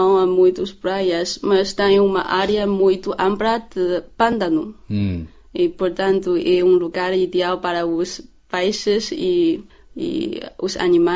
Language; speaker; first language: Portuguese; non-native, learner; Chinese